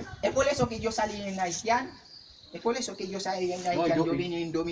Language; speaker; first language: Spanish; non-native, learner; Haitian Creole